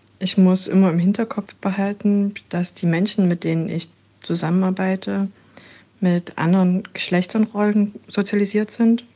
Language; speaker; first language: German; native; German